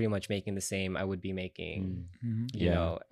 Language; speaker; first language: English; native; English